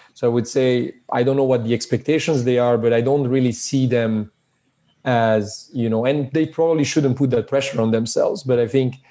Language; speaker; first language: English; early bilingual, other home language; Serbian